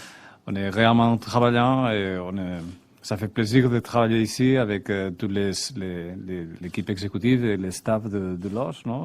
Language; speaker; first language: French; non-native, fluent; Spanish